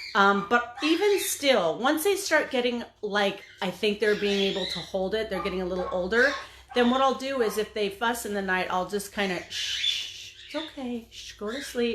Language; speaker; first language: English; native; English